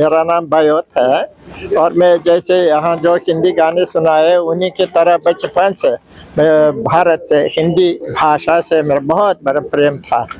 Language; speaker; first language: Hindi; non-native, fluent; Uzbek